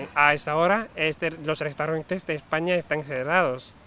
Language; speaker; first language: Spanish; non-native, fluent; Turkish